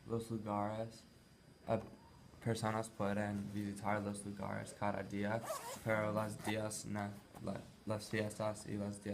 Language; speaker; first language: Spanish; non-native, learner; English